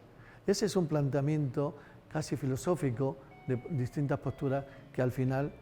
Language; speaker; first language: Spanish; native; Spanish